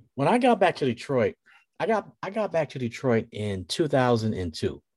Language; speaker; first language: English; native; English